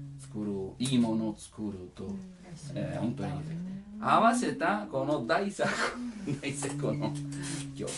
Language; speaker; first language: Japanese; non-native, learner; Italian